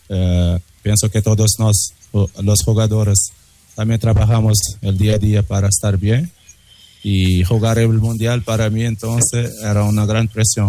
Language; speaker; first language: Spanish; non-native, learner; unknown